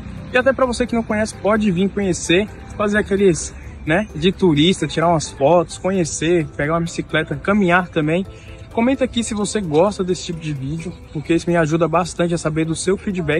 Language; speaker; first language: Portuguese; native; Portuguese